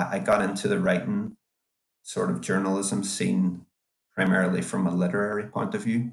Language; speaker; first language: English; native; English